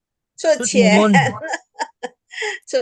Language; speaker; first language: Chinese; early bilingual, heritage; Chinese